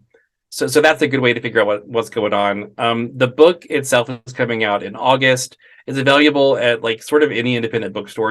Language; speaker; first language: English; native; English